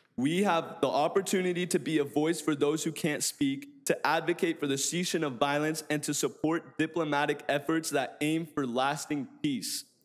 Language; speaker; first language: English; native; English